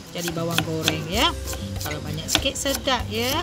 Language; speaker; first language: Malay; non-native, local second language; Chinese